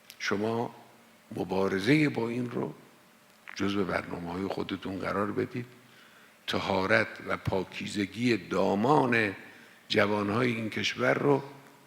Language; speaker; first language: Persian; native; Persian